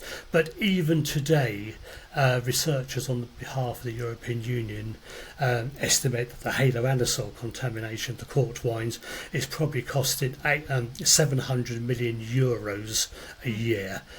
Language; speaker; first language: English; native; English